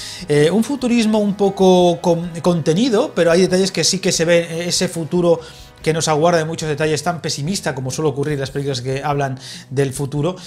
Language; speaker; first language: Spanish; native; Spanish